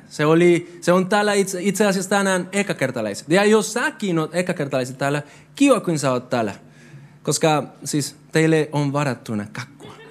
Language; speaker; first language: Finnish; non-native, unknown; Spanish